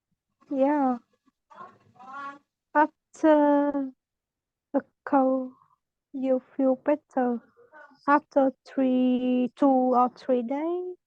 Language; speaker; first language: English; non-native, learner; Vietnamese